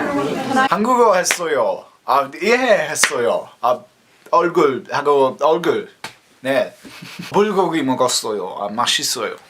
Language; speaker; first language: Korean; non-native, learner; English